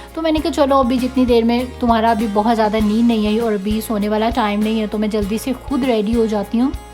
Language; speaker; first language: Urdu; native; Urdu